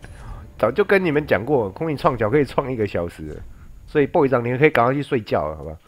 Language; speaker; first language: Chinese; native; Chinese